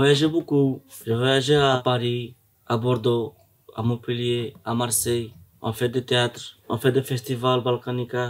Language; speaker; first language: French; non-native, learner; Romany